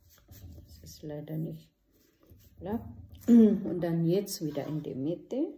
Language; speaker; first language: German; non-native, learner; Filipino